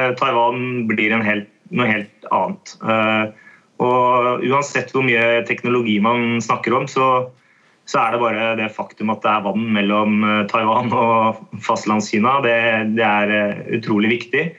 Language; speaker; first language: Norwegian; native; Norwegian